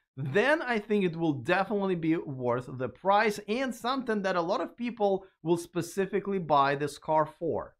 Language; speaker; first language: English; non-native, fluent; Russian